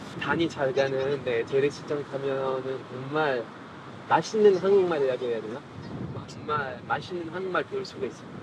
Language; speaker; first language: Korean; non-native, fluent; French